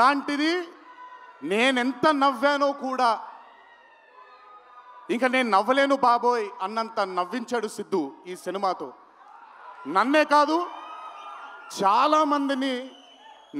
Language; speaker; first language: Telugu; native; Telugu